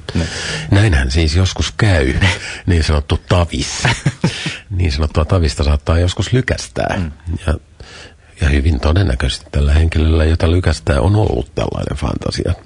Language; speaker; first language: Finnish; native; Finnish